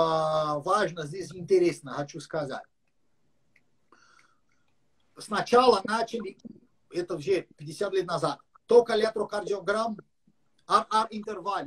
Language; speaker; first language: Russian; non-native, learner; English